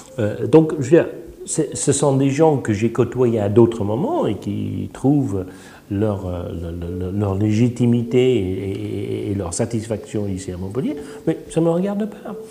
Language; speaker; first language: French; non-native, fluent; English